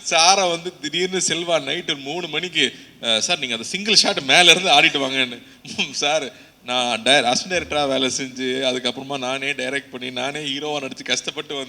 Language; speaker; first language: Tamil; native; Tamil